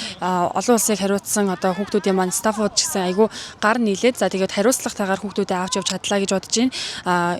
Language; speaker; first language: Mongolian; native; Mongolian